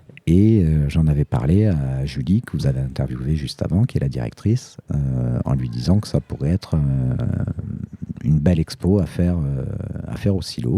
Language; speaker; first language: French; native; French